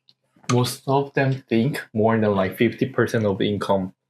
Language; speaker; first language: English; non-native, learner; Korean